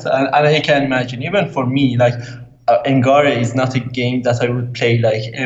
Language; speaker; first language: English; non-native, fluent; Persian